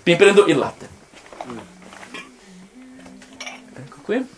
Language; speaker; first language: Italian; non-native, fluent; Portuguese